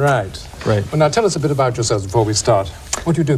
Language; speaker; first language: English; native; English